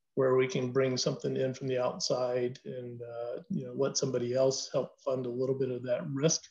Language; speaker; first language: English; native; English